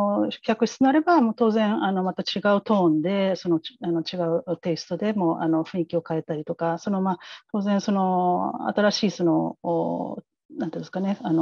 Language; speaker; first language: Japanese; native; Japanese